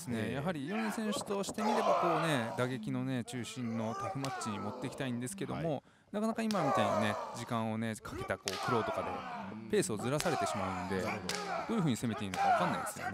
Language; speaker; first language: Japanese; native; Japanese